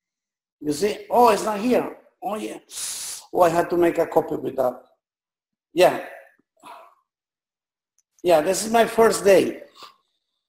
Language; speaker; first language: English; non-native, learner; Spanish